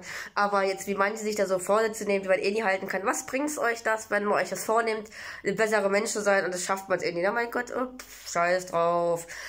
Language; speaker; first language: German; native; German